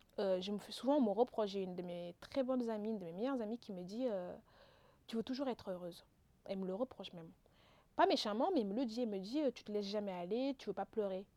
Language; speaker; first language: French; non-native, local second language; Wolof